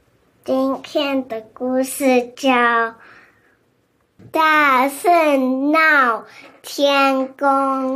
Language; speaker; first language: Chinese; early bilingual, heritage; English